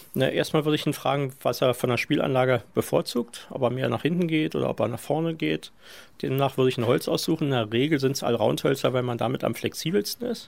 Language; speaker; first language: German; native; German